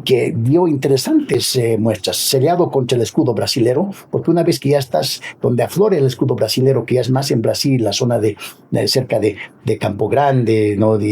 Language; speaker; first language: Spanish; native; Spanish